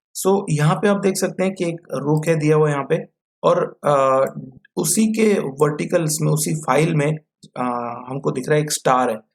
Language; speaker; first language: Hindi; non-native, local second language; Marathi